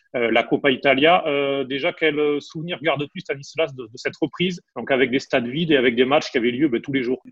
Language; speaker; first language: French; native; French